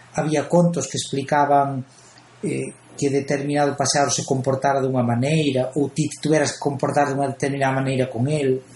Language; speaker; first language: Galician; native; Galician